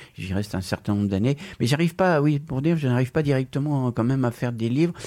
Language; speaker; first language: French; non-native, fluent; Spanish